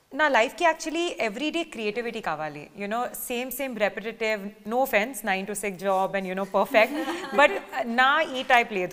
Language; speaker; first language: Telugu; non-native, learner; Punjabi